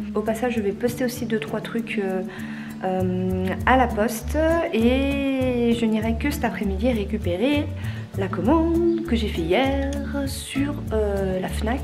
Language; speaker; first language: French; native; French